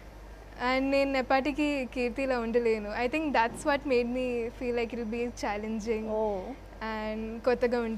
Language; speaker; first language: Telugu; non-native, fluent; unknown